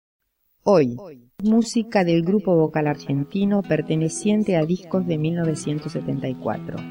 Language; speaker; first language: Spanish; native; Spanish